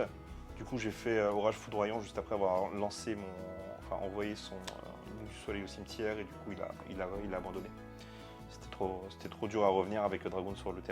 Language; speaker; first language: French; native; French